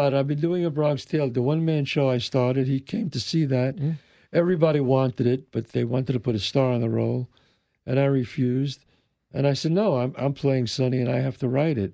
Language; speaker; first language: English; native; English